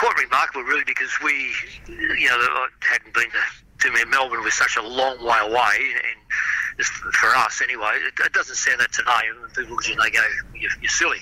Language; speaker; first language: English; native; English